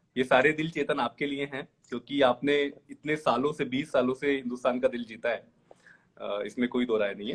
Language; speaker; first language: Hindi; native; Hindi